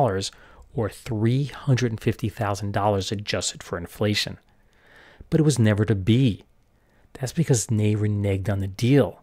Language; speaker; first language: English; native; English